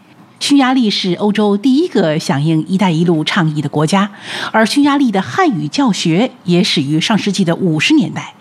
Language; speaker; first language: Chinese; native; Chinese